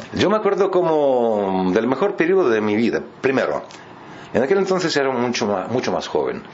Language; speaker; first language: Spanish; non-native, fluent; Russian